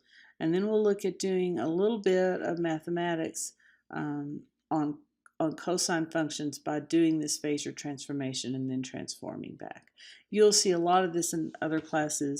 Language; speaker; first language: English; native; English